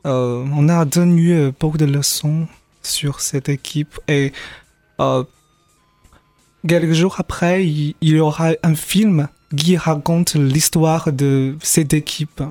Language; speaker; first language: French; non-native, fluent; Chinese